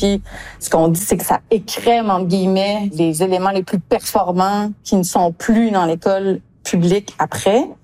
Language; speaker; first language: French; native; French